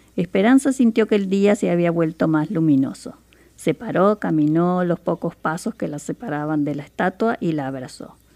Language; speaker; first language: Spanish; native; Spanish